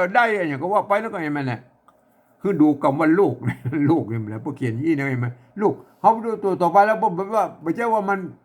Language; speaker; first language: Thai; native; Thai